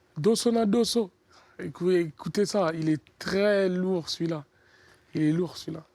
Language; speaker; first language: French; early bilingual, other home language; Lingala